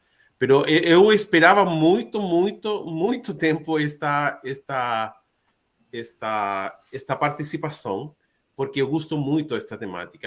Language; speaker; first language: Portuguese; non-native, learner; Spanish